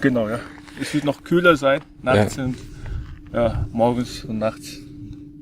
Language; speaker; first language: German; non-native, learner; Mongolian